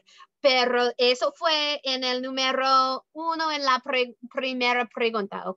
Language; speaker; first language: Spanish; non-native, learner; English